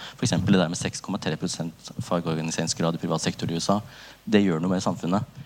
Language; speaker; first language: Norwegian; early bilingual, other home language; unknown